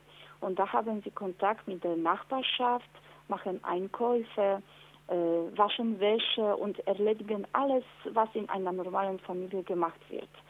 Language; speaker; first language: German; non-native, fluent; Polish